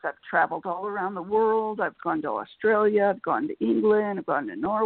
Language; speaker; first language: English; native; English